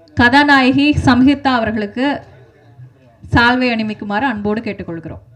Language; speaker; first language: Tamil; native; Tamil